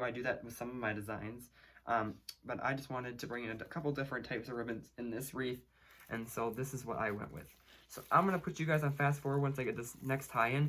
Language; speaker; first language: English; native; English